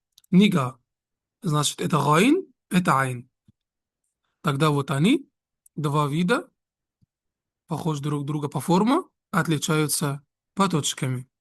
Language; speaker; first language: Russian; non-native, fluent; Arabic